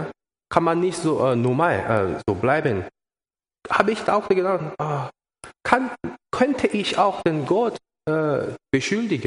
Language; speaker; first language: German; non-native, learner; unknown